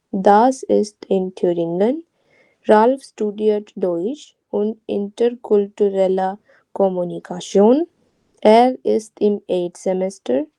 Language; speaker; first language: German; non-native, fluent; Hindi